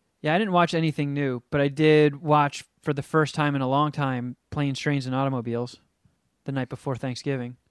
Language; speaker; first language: English; native; English